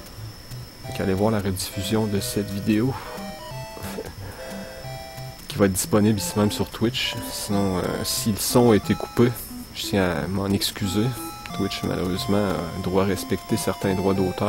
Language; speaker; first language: French; native; French